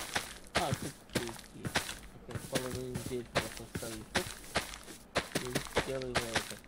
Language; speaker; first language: Russian; non-native, learner; Latvian